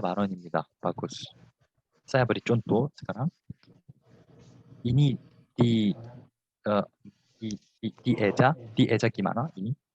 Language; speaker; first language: Indonesian; non-native, fluent; Korean